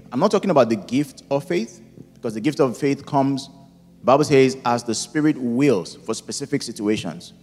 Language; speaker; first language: English; non-native, local second language; Yoruba